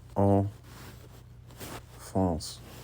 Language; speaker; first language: French; non-native, learner; English